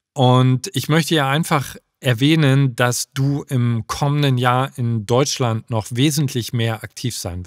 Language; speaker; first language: German; native; German